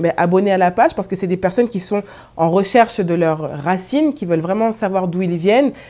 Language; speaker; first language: French; native; French